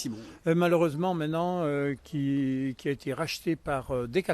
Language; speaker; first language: French; native; French